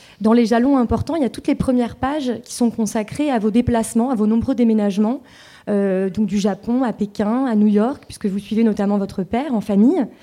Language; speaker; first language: French; native; French